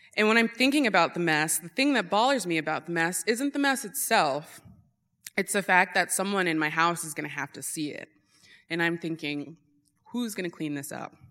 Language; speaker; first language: English; native; English